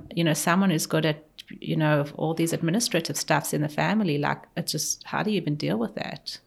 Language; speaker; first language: English; native; English